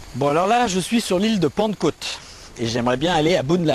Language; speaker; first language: French; native; French